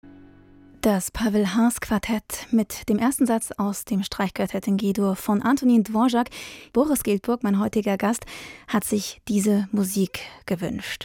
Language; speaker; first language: German; native; German